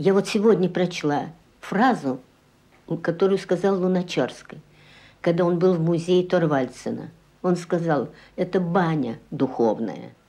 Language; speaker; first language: Russian; native; Russian